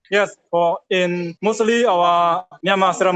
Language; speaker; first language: English; non-native, learner; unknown